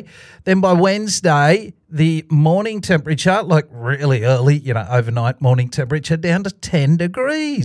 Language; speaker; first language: English; native; English